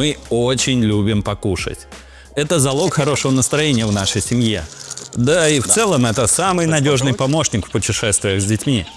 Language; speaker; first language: Russian; native; Russian